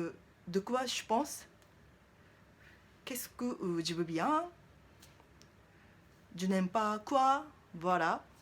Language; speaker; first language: French; non-native, learner; Japanese